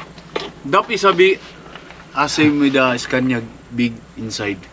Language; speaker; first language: English; non-native, learner; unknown